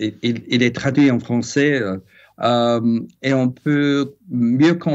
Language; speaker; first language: French; non-native, fluent; English